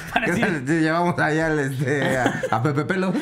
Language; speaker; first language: Spanish; native; Spanish